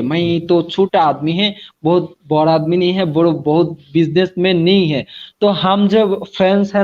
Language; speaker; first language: Hindi; non-native, learner; Bangla